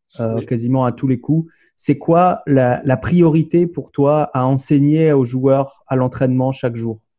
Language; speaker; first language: French; native; French